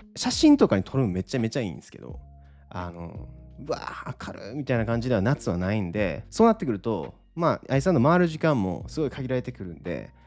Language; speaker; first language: Japanese; native; Japanese